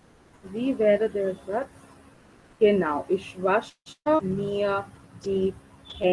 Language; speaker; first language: German; non-native, fluent; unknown